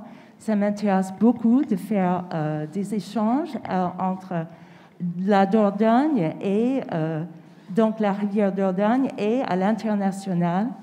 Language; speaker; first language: French; non-native, fluent; English